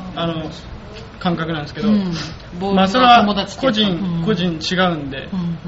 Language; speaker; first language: Japanese; native; Japanese